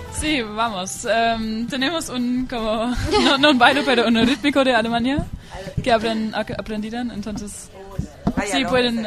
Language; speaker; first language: Spanish; non-native, learner; German